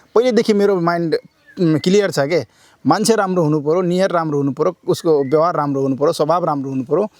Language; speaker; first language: Nepali; non-native, local second language; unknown